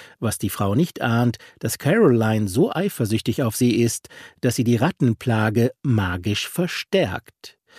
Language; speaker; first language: German; native; German